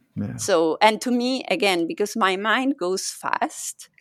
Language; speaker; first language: English; non-native, fluent; Spanish